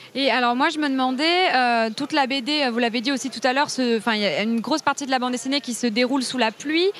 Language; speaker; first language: French; native; French